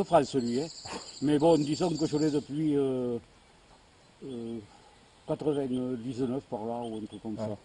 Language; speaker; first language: French; native; French